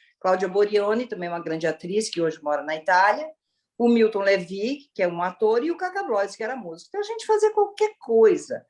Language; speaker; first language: Portuguese; early bilingual, other home language; Italian